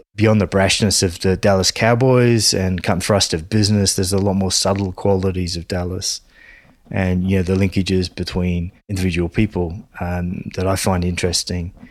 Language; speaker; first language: English; native; English